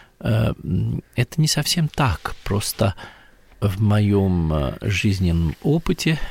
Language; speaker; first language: Russian; non-native, fluent; Italian